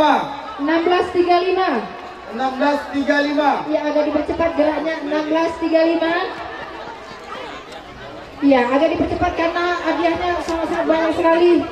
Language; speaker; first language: Malay; native; Malay